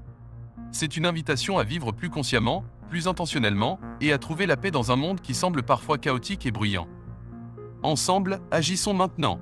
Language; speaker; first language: French; native; French